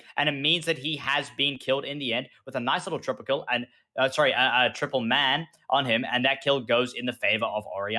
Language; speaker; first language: English; native; English